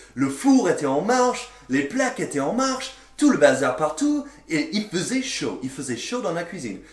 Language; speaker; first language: French; non-native, fluent; English